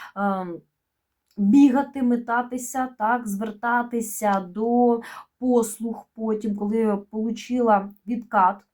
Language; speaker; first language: Ukrainian; non-native, local second language; Russian